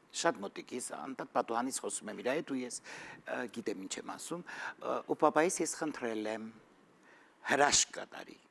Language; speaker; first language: Armenian; native; Armenian